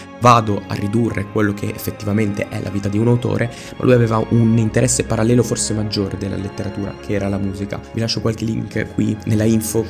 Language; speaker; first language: Italian; native; Italian